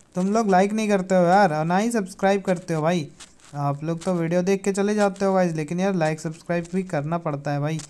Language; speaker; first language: Hindi; native; Hindi